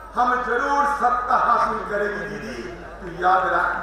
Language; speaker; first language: Hindi; non-native, local second language; Bangla